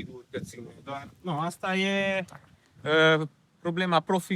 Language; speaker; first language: Romanian; non-native, local second language; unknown